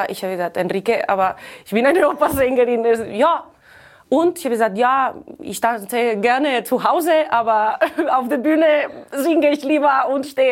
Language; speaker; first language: German; non-native, fluent; Catalan